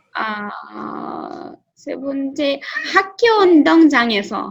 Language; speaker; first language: Korean; non-native, learner; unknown